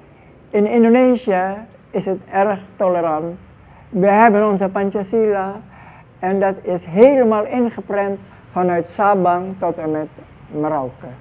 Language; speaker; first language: Dutch; non-native, fluent; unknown